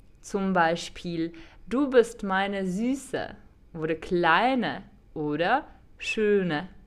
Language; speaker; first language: German; non-native, fluent; Czech